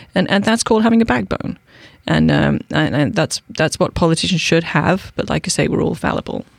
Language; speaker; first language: English; native; English